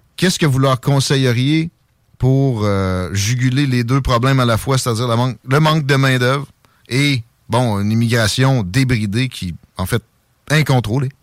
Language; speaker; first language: French; native; French